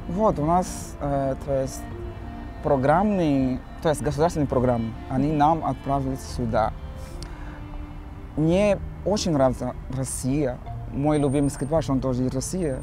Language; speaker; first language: Russian; non-native, learner; Portuguese